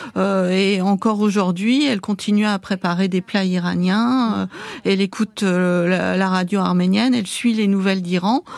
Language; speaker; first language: French; early bilingual, other home language; Armenian